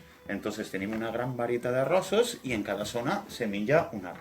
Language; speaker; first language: Catalan; native; Catalan